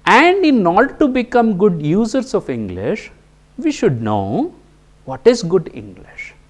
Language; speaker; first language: English; non-native, local second language; Kannada